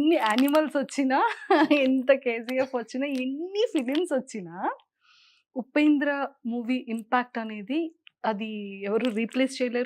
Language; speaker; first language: Telugu; native; Telugu